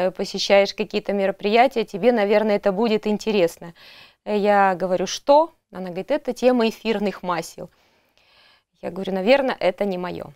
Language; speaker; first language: Russian; native; Russian